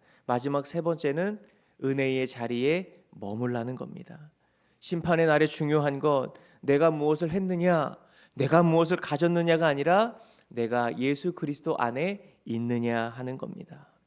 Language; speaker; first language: Korean; native; Korean